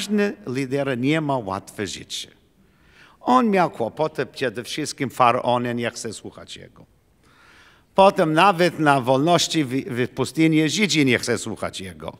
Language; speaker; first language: Polish; non-native, learner; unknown